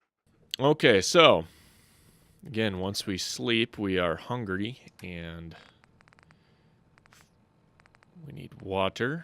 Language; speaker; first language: English; native; English